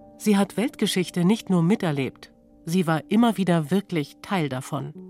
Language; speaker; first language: German; native; German